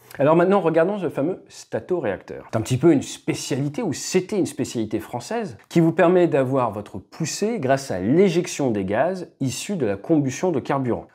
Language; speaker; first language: French; native; French